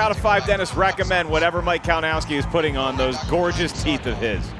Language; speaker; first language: English; native; English